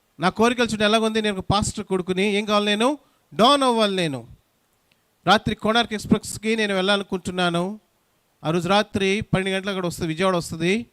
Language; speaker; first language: Telugu; non-native, local second language; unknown